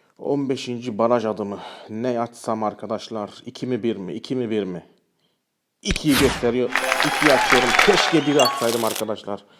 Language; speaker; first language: Turkish; early bilingual, heritage; Turkish